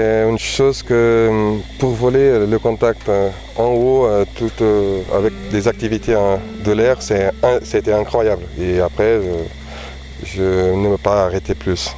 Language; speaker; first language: French; non-native, learner; Portuguese